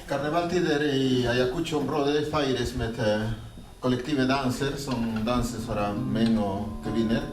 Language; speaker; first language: Norwegian; non-native, learner; Spanish